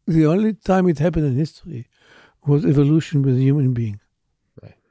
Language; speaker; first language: English; non-native, fluent; Hebrew